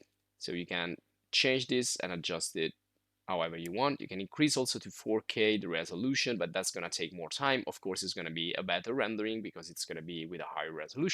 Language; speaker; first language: English; non-native, fluent; Italian